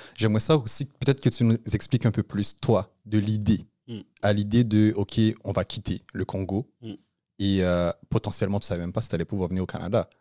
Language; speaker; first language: French; native; French